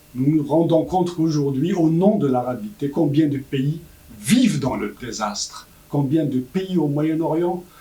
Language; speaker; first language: French; non-native, local second language; Kabyle